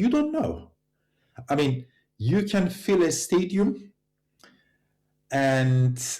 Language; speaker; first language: English; non-native, fluent; Turkish